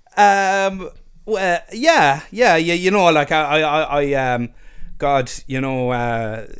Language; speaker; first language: English; native; English